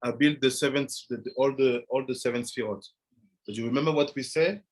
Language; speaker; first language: English; non-native, fluent; French